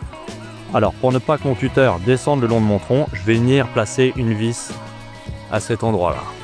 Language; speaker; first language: French; native; French